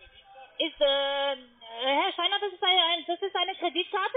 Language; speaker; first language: German; non-native, learner; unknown